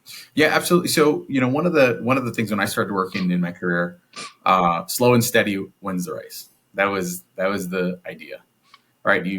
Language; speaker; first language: English; native; English